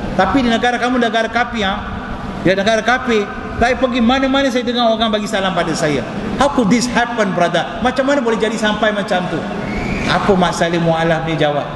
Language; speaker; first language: Malay; non-native, local second language; Tamil